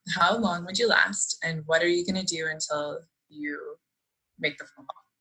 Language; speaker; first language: English; native; English